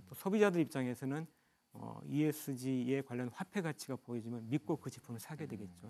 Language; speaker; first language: Korean; native; Korean